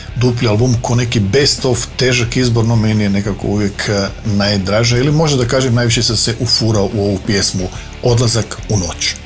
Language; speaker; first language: Croatian; native; Croatian